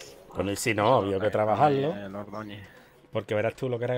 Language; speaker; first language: Spanish; native; Spanish